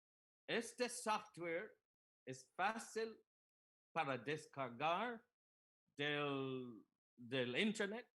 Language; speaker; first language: Spanish; non-native, learner; English